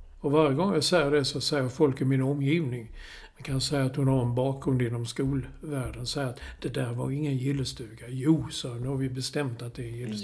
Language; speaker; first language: Swedish; native; Swedish